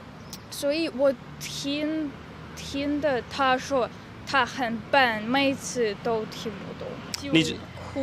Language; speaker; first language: Chinese; non-native, learner; Russian